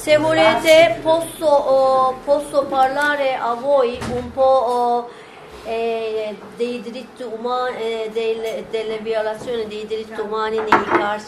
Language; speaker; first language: Italian; non-native, fluent; Turkish